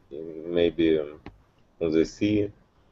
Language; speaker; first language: English; non-native, learner; Russian